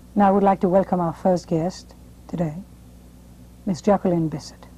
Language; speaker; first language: English; non-native, fluent; French